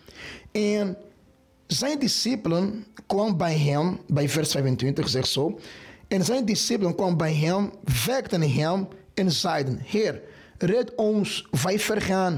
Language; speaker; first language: Dutch; non-native, fluent; Portuguese